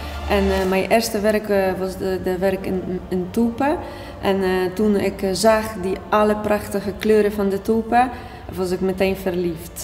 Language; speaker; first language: Dutch; non-native, fluent; Polish